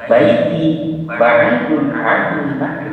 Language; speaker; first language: Arabic; non-native, learner; Indonesian